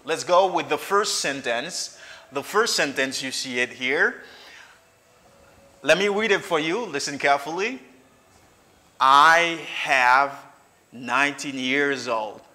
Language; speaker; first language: English; non-native, fluent; Haitian Creole